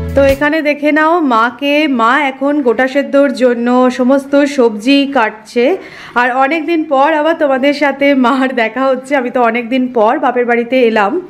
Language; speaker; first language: Bangla; native; Bangla